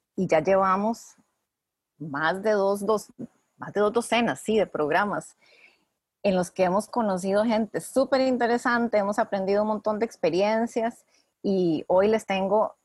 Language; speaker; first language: Spanish; native; Spanish